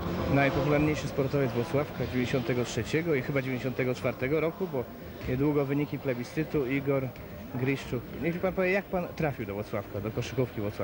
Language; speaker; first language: Polish; native; Polish